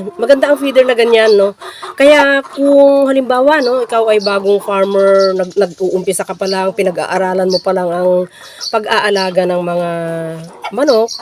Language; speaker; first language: Filipino; non-native, local second language; Iloko